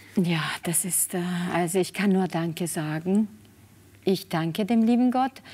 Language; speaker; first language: German; non-native, fluent; Spanish